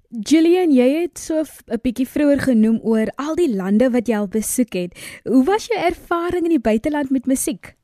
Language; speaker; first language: Afrikaans; native; Afrikaans